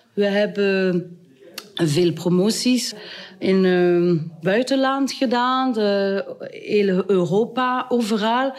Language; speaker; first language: Dutch; non-native, local second language; French